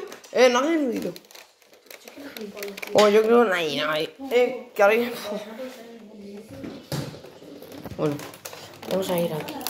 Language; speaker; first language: Spanish; native; Spanish